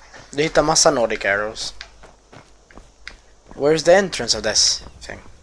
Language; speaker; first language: English; non-native, fluent; Swedish